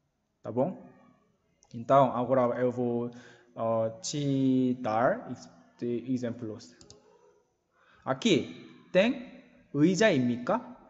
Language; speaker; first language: Portuguese; non-native, learner; Korean